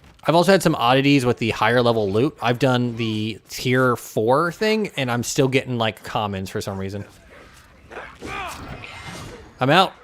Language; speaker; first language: English; native; English